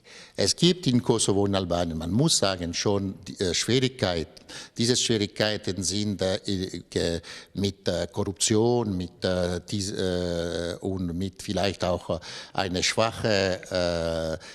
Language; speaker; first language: German; non-native, local second language; French